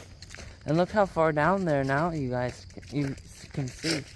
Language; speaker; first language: English; native; English